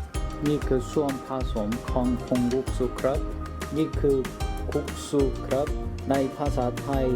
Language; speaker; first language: Thai; non-native, learner; Korean